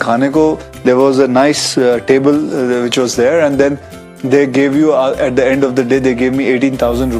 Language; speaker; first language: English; non-native, local second language; Hindi